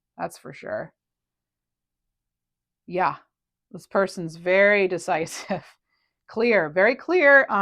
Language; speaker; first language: English; native; English